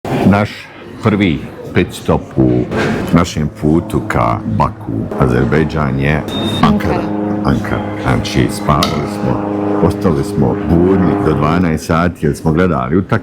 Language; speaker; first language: Bosnian; native; Bosnian